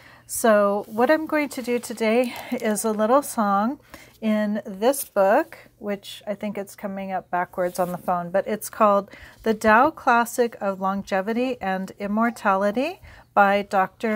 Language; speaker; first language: English; native; English